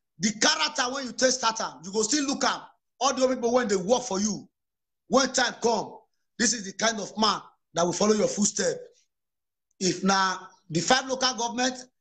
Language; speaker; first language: Nigerian Pidgin; non-native, local second language; Bini